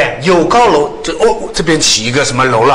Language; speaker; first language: Chinese; native; Chinese